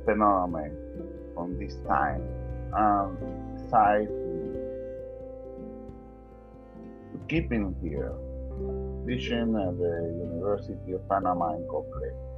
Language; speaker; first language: English; non-native, learner; Spanish